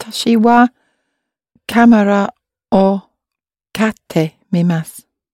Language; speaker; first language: Japanese; non-native, learner; English